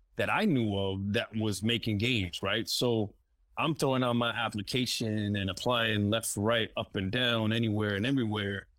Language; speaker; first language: English; early bilingual, other home language; Spanish